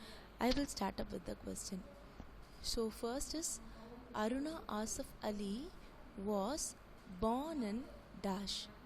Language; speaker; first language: English; non-native, local second language; Tamil